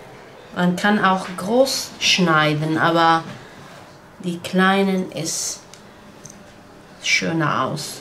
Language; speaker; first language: German; non-native, learner; Turkish